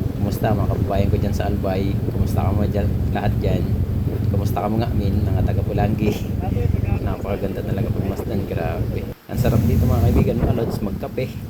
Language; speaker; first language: Filipino; non-native, local second language; Bikol